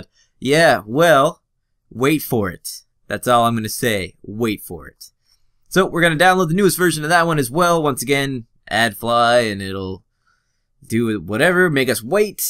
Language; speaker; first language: English; native; English